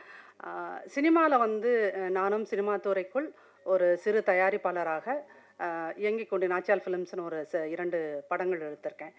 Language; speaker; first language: Tamil; native; Tamil